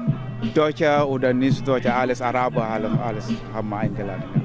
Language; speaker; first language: German; non-native, learner; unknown